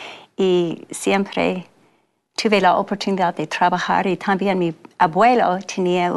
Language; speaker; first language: Spanish; non-native, fluent; English